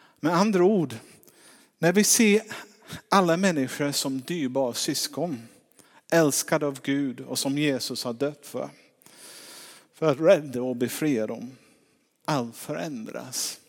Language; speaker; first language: Swedish; non-native, fluent; English